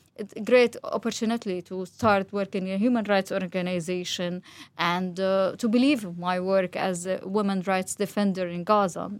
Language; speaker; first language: English; non-native, fluent; Arabic